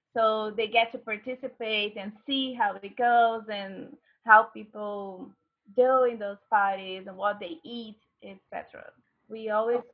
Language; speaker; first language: English; non-native, fluent; Portuguese